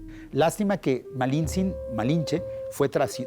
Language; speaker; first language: Spanish; native; Spanish